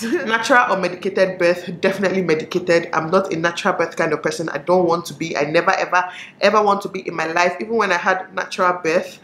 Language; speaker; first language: English; non-native, local second language; Igbo